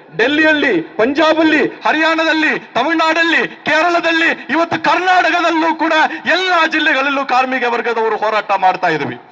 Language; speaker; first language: Kannada; non-native, local second language; Tamil